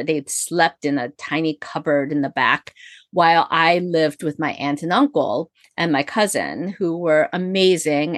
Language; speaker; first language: English; early bilingual, other home language; Korean